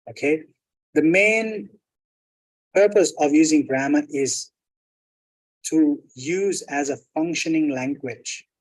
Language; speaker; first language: English; non-native, fluent; Thai